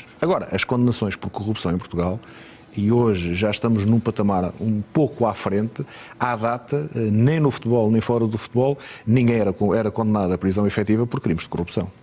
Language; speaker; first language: Portuguese; native; Portuguese